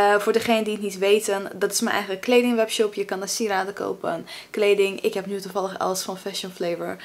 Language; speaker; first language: Dutch; early bilingual, other home language; Russian